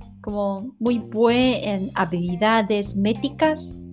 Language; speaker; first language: Spanish; non-native, learner; Chinese